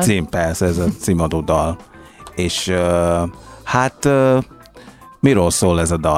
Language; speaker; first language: Hungarian; non-native, fluent; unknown